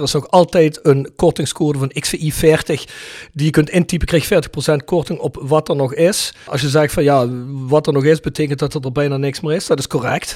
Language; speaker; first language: Dutch; native; Dutch